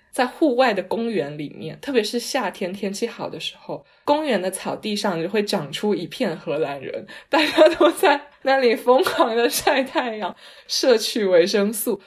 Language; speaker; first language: Chinese; non-native, local second language; Cantonese